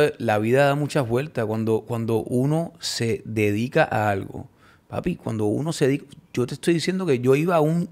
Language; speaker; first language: Spanish; early bilingual, heritage; Spanish